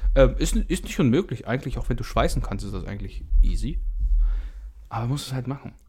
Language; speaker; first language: German; early bilingual, other home language; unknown